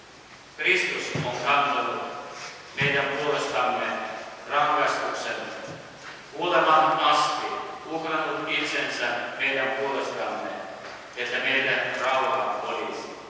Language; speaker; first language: Finnish; early bilingual, heritage; Finnish